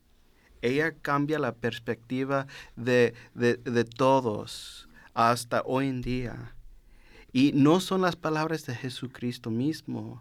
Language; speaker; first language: Spanish; non-native, learner; English